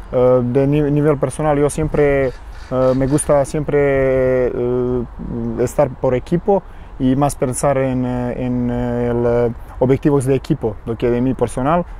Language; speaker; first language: Spanish; non-native, learner; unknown